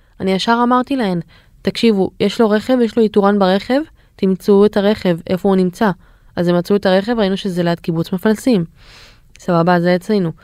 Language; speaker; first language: Hebrew; native; Hebrew